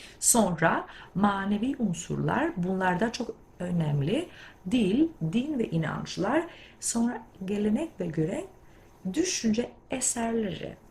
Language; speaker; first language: Turkish; non-native, fluent; Albanian